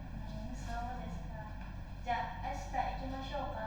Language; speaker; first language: Japanese; non-native, learner; Indonesian